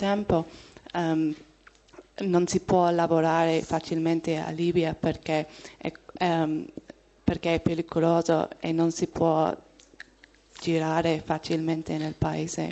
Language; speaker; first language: Italian; non-native, learner; Arabic